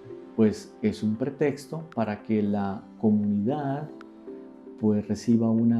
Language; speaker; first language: Spanish; native; Spanish